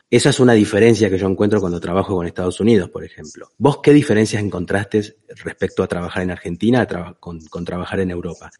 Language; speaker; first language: Spanish; native; Spanish